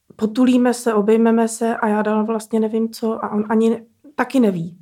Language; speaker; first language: Czech; native; Czech